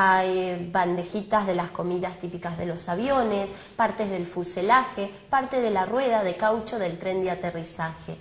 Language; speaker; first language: Spanish; native; Spanish